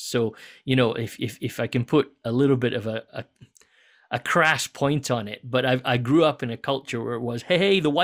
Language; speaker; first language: English; native; English